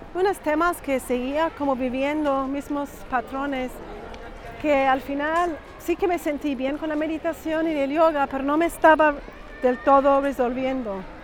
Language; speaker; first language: Spanish; non-native, fluent; English